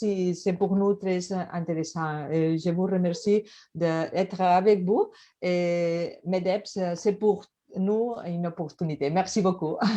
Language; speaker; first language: French; non-native, learner; Catalan